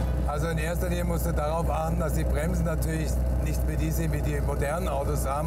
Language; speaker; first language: German; native; German